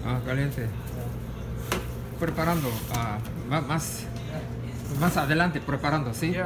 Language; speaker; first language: Spanish; non-native, learner; Korean